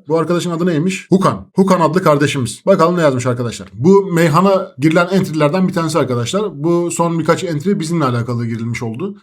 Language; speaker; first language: Turkish; native; Turkish